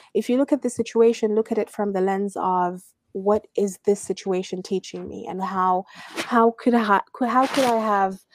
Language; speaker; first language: English; non-native, fluent; Arabic